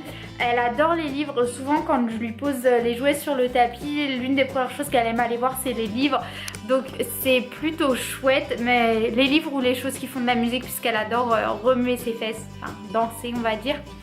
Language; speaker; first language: French; native; French